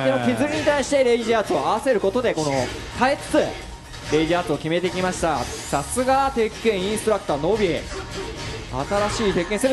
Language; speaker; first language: Japanese; native; Japanese